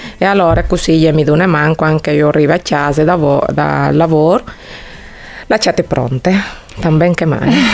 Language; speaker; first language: Italian; non-native, fluent; Spanish